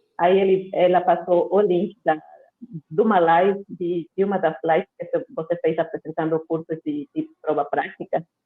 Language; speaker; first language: Portuguese; non-native, fluent; Spanish